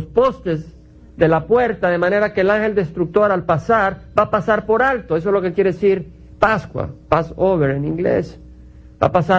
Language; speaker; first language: Spanish; native; Spanish